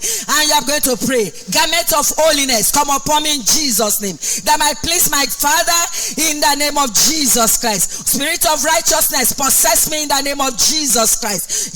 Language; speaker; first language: English; non-native, local second language; Yoruba